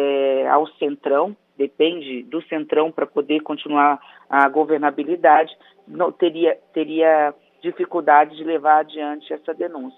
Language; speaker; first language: Portuguese; native; Portuguese